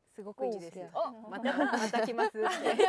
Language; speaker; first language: Japanese; non-native, learner; Korean